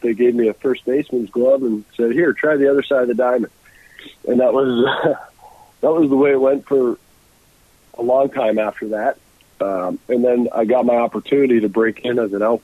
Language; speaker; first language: English; native; English